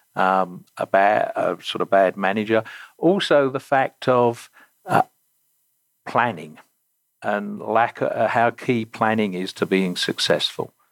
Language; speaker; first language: English; native; English